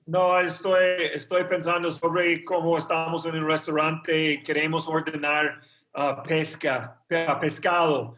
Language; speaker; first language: Spanish; non-native, learner; English